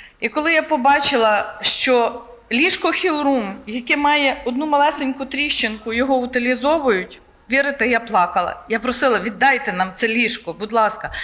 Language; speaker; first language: Ukrainian; native; Ukrainian